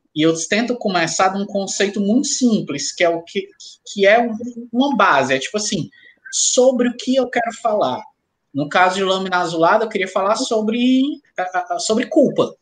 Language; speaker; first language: Portuguese; native; Portuguese